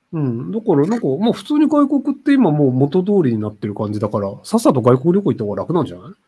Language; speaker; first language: Japanese; native; Japanese